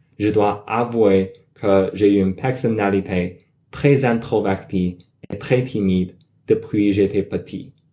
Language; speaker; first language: French; non-native, learner; Chinese